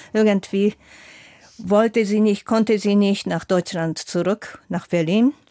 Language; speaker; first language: German; non-native, fluent; Japanese